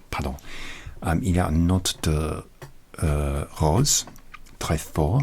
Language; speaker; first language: French; non-native, learner; English